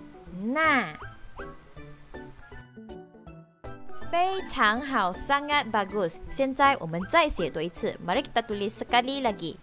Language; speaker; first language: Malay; non-native, local second language; Chinese